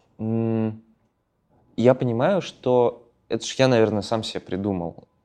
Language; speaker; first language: Russian; native; Russian